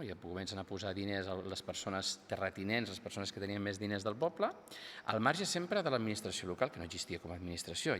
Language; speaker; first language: Catalan; native; Catalan